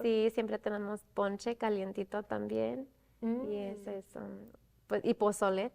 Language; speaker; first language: Spanish; early bilingual, other home language; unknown